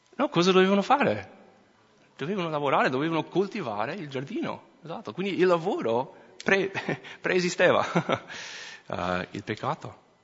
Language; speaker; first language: Italian; non-native, fluent; English